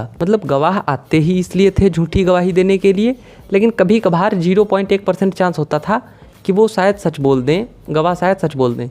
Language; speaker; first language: Hindi; native; Hindi